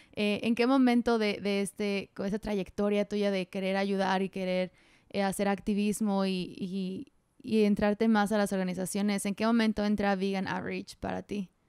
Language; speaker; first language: Spanish; native; Spanish